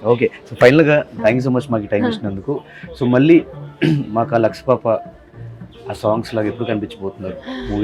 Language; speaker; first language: Telugu; native; Telugu